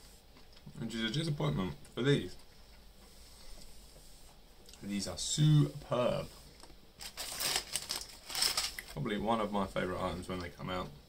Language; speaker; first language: English; native; English